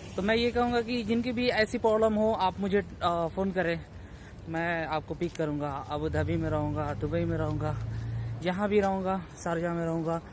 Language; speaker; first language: Hindi; native; Hindi